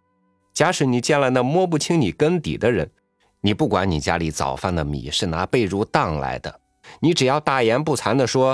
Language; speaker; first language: Chinese; native; Chinese